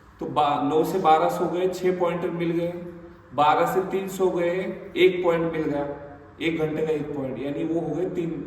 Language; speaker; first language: Hindi; non-native, local second language; Marathi